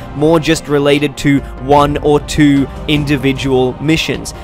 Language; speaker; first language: English; native; English